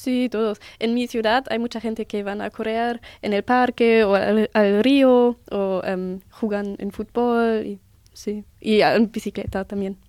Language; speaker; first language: Spanish; non-native, learner; German